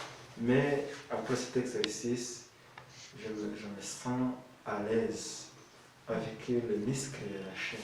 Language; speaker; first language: French; non-native, local second language; Rundi